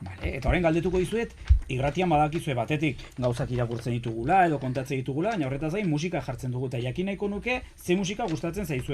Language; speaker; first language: Basque; native; Basque